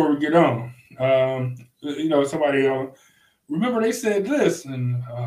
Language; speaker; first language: English; native; English